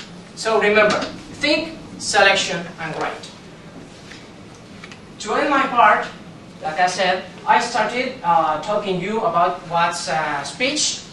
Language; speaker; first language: English; non-native, learner; Spanish